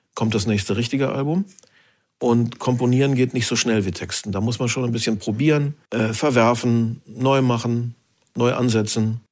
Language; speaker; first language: German; native; German